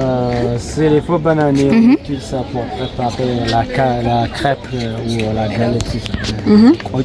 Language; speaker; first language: French; non-native, fluent; Amharic